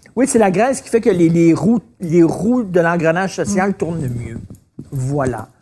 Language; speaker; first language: French; native; French